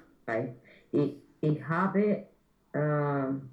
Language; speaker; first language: German; non-native, learner; Romanian